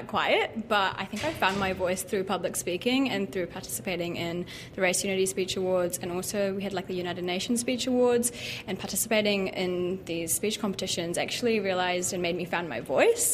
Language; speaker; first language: English; native; English